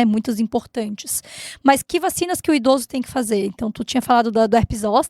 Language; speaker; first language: Portuguese; native; Portuguese